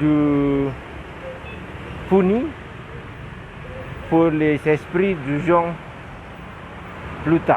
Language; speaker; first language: French; non-native, learner; Indonesian